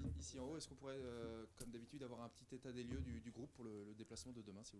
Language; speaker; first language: French; native; French